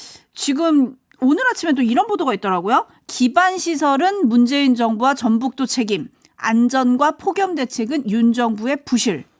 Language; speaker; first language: Korean; native; Korean